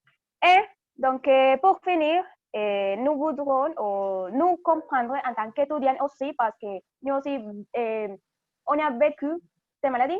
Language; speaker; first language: French; non-native, fluent; Spanish